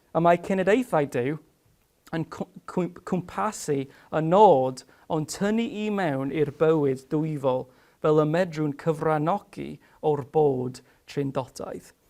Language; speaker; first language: Welsh; non-native, fluent; English